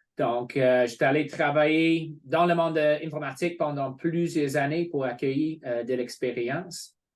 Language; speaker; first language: French; non-native, fluent; English